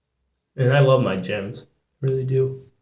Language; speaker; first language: English; native; English